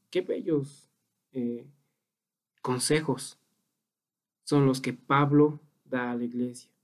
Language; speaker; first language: Spanish; native; Spanish